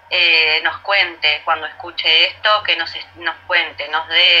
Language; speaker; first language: Spanish; native; Spanish